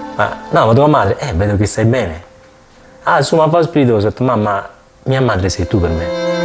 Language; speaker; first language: Italian; early bilingual, other home language; Spanish